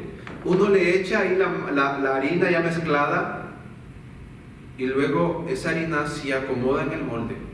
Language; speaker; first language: Spanish; native; Spanish